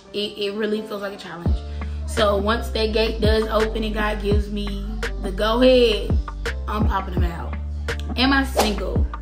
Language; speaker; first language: English; native; English